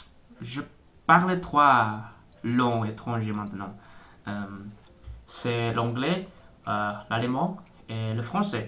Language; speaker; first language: French; non-native, learner; Indonesian